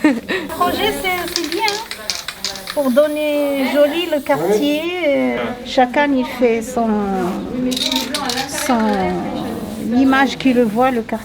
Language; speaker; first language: French; non-native, learner; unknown